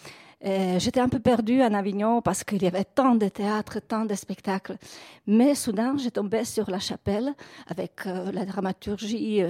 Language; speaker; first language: French; non-native, fluent; Czech